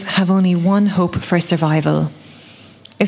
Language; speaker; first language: English; native; English